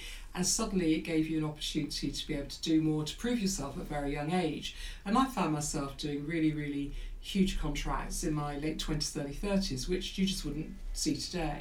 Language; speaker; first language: English; native; English